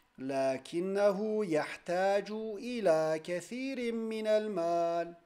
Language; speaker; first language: Arabic; non-native, fluent; Turkish